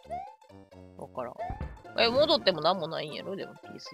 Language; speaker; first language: Japanese; native; Japanese